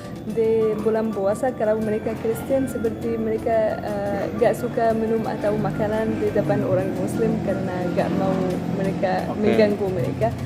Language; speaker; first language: Indonesian; non-native, fluent; Arabic